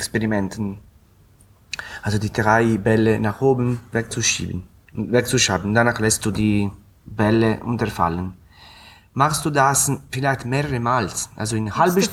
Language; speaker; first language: German; non-native, fluent; Italian